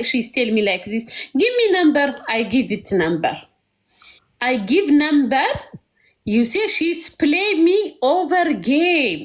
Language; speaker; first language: English; non-native, learner; Amharic